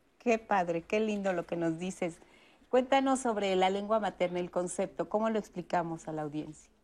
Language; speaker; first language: Spanish; native; Spanish